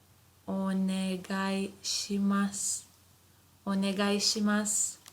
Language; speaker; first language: Japanese; non-native, fluent; English